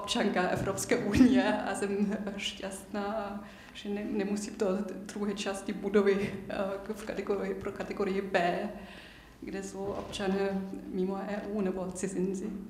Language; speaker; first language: Czech; non-native, fluent; German